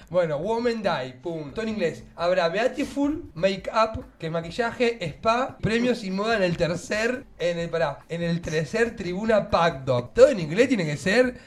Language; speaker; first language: Spanish; native; Spanish